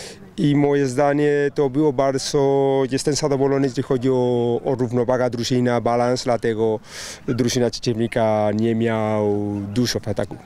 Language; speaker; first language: Polish; non-native, learner; Spanish